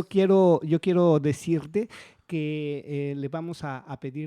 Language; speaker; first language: Spanish; native; Spanish